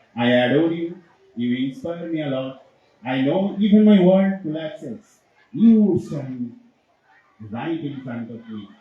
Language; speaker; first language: English; non-native, local second language; Bangla